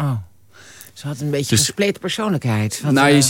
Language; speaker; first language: Dutch; native; Dutch